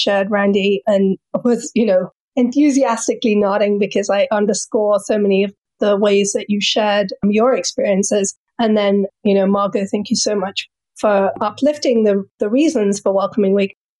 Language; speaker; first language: English; native; English